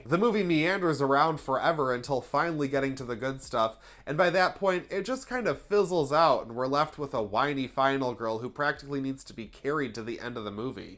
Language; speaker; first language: English; native; English